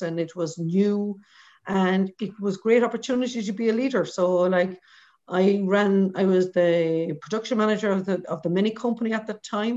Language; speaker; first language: English; native; English